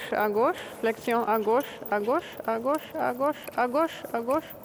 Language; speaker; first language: French; non-native, fluent; German